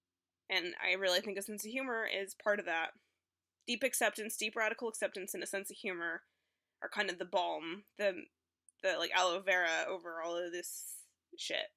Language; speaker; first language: English; native; English